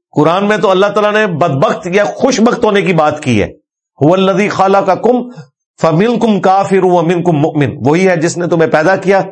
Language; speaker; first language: Urdu; non-native, local second language; Punjabi